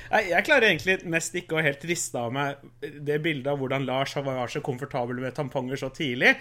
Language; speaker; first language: Norwegian; early bilingual, other home language; Spanish